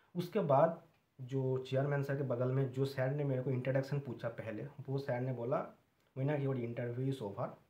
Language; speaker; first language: Hindi; non-native, local second language; Bangla